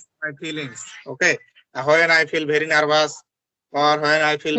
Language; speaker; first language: English; non-native, learner; Bangla